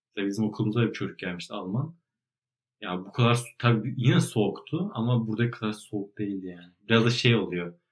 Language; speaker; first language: Turkish; native; Turkish